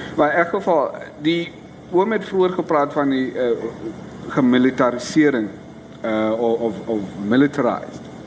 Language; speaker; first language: Afrikaans; non-native, local second language; Xhosa